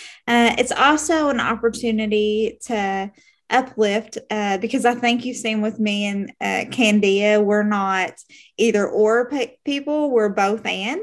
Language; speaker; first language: English; native; English